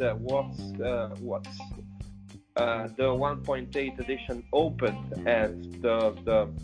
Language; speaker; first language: English; non-native, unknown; Italian